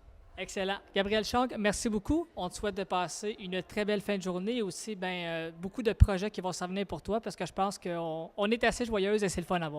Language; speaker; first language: French; native; French